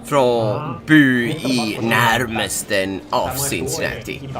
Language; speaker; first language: Swedish; non-native, learner; English